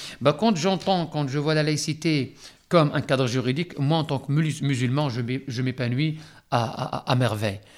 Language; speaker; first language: French; non-native, local second language; Arabic